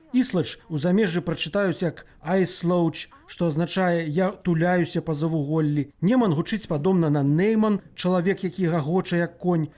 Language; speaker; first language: Belarusian; native; Belarusian